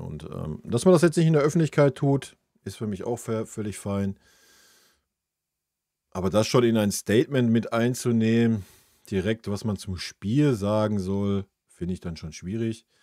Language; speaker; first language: German; native; German